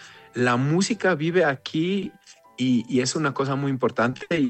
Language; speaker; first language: Spanish; non-native, fluent; Hebrew